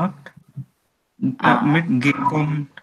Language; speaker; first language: German; non-native, learner; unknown